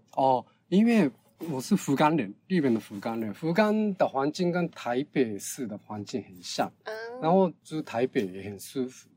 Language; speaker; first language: Chinese; non-native, learner; Japanese